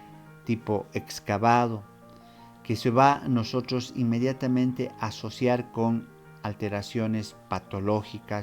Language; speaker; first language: Spanish; native; Spanish